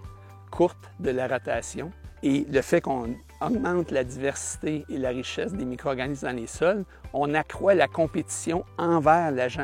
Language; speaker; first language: French; native; French